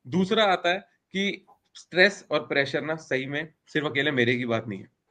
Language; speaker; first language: Hindi; native; Hindi